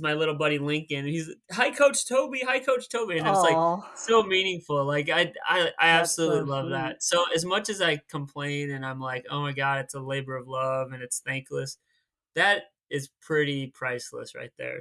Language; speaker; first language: English; native; English